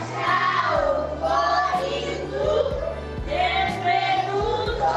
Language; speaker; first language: Italian; early bilingual, other home language; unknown